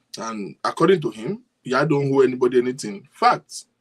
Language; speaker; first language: English; non-native, local second language; Yoruba